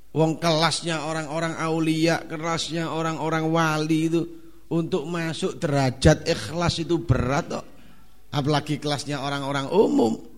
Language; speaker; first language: Indonesian; non-native, local second language; Javanese